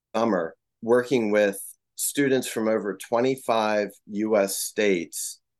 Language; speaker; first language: English; native; English